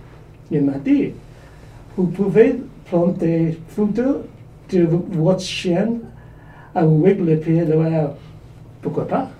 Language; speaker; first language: French; non-native, learner; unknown